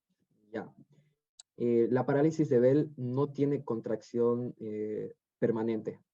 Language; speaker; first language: Spanish; native; Spanish